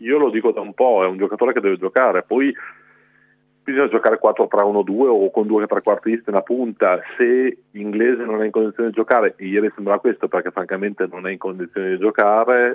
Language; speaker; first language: Italian; native; Italian